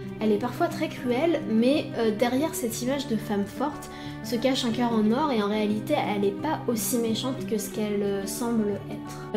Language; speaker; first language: French; native; French